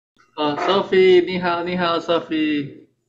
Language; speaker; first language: Chinese; non-native, fluent; Spanish